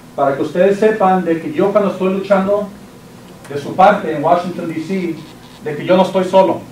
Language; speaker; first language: Spanish; early bilingual, heritage; Spanish